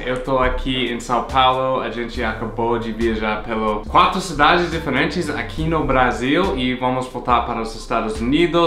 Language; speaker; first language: Portuguese; non-native, fluent; English